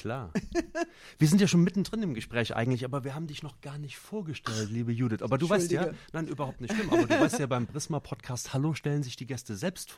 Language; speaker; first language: German; native; German